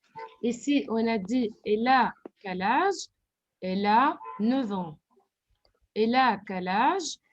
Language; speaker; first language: French; non-native, fluent; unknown